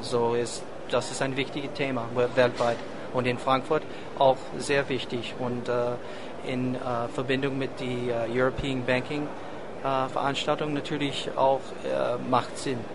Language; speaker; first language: German; non-native, fluent; English